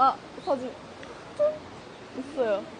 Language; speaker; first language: Korean; non-native, learner; Japanese